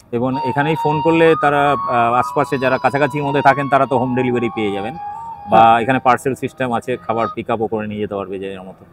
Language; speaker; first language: Bangla; native; Bangla